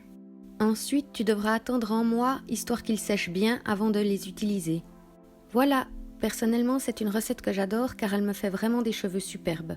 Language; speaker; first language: French; native; French